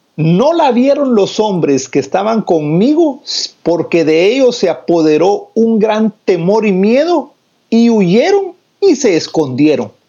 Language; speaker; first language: Spanish; native; Spanish